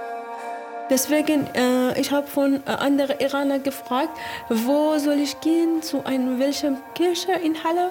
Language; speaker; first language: German; non-native, learner; Persian